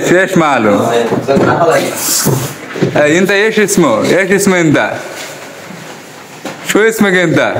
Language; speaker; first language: Arabic; non-native, learner; Bangla